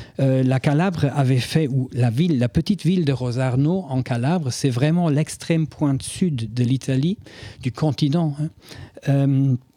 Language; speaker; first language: French; non-native, fluent; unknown